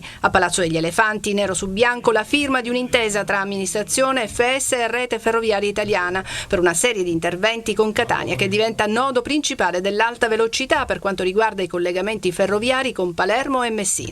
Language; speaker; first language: Italian; native; Italian